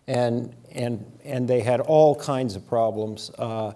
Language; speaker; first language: English; native; English